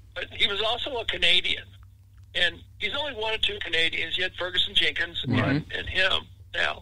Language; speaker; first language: English; native; English